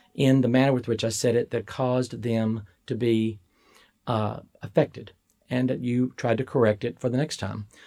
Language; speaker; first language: English; native; English